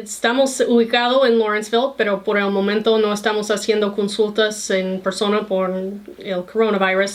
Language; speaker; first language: Spanish; non-native, fluent; English